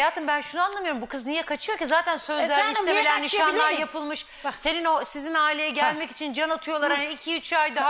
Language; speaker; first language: Turkish; native; Turkish